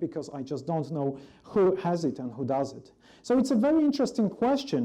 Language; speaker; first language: English; non-native, fluent; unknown